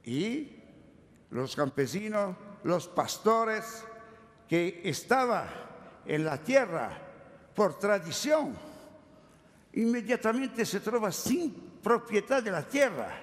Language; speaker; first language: Spanish; non-native, learner; Italian